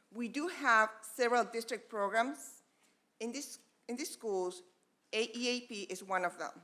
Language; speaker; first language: English; non-native, fluent; Spanish